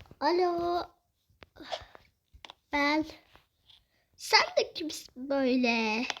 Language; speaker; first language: Turkish; native; Turkish